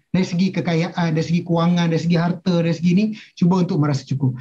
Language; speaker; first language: Malay; native; Malay